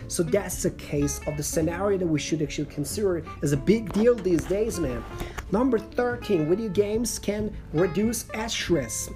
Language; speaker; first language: English; non-native, fluent; Persian